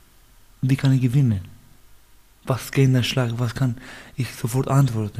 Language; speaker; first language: German; non-native, learner; Baluchi